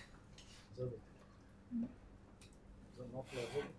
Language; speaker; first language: Hebrew; non-native, learner; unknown